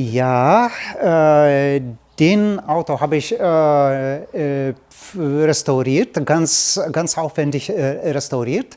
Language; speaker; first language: German; non-native, learner; Lithuanian